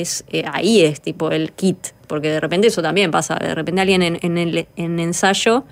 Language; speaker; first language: Spanish; native; Spanish